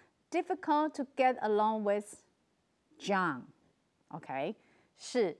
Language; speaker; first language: English; non-native, fluent; Chinese